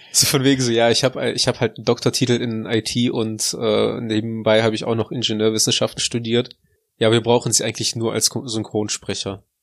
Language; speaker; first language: German; early bilingual, other home language; Russian